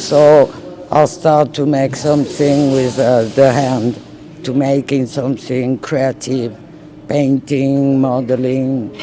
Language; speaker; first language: English; non-native, learner; French